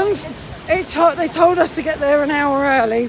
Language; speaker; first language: English; native; English